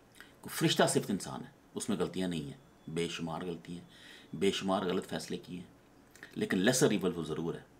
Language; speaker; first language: Urdu; native; Urdu